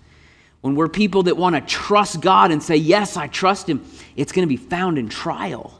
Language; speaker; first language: English; native; English